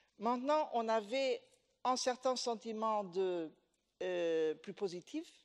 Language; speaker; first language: French; non-native, fluent; Portuguese